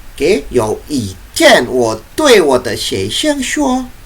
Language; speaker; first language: Chinese; non-native, learner; Indonesian